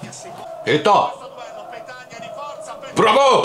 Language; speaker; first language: Italian; non-native, learner; Japanese